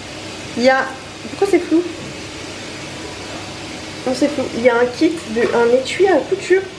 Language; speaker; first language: French; native; French